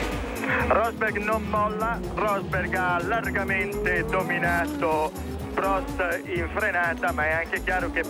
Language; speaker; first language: Italian; native; Italian